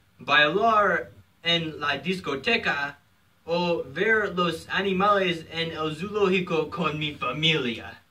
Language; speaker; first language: Spanish; non-native, learner; English